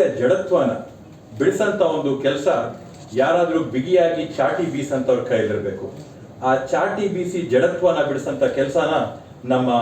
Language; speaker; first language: Kannada; native; Kannada